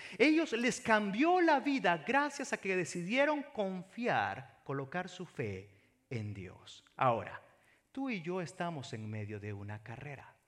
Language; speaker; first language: Spanish; native; Spanish